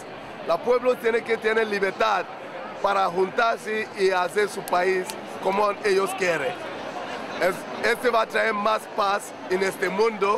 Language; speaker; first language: Spanish; non-native, learner; Igbo